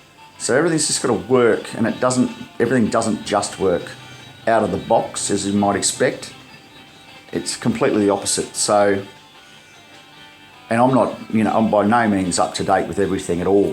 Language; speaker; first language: English; native; English